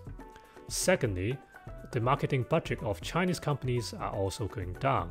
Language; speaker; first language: English; non-native, local second language; Cantonese